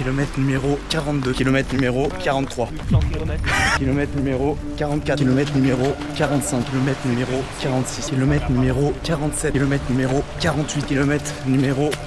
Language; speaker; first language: French; native; French